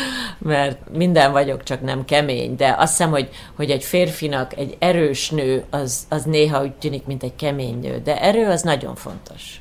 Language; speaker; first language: Hungarian; early bilingual, heritage; Hungarian